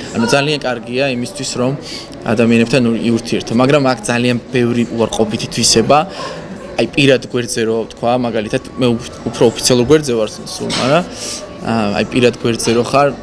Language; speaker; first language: Georgian; native; Georgian